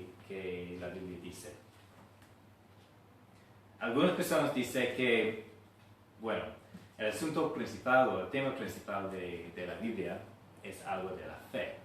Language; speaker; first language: Spanish; non-native, fluent; English